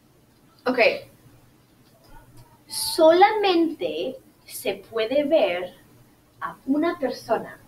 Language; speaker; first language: Spanish; non-native, fluent; English